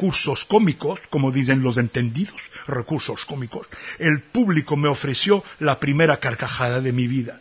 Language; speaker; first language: Spanish; early bilingual, heritage; Ladino